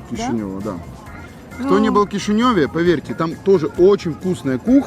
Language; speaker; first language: Russian; native; Russian